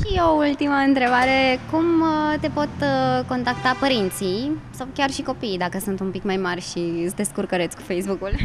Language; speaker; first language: Romanian; native; Romanian